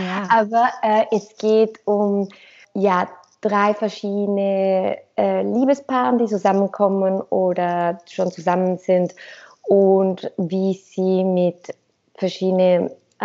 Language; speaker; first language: German; non-native, fluent; Spanish